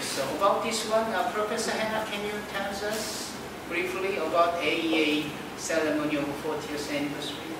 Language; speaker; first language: English; non-native, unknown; Korean